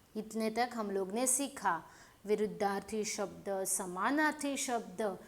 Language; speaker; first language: Hindi; non-native, local second language; Marathi